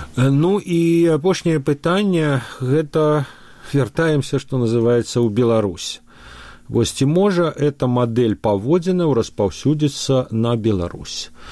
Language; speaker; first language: Belarusian; non-native, local second language; Russian